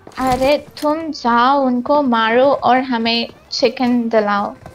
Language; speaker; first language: Hindi; non-native, learner; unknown